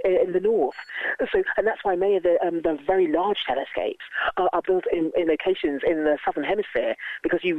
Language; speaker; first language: English; native; English